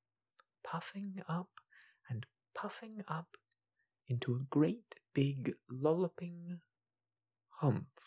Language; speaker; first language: English; native; English